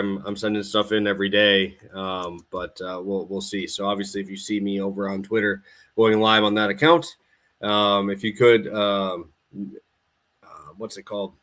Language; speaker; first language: English; native; English